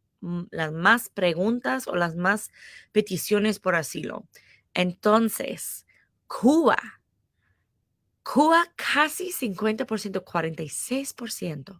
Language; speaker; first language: Spanish; non-native, fluent; English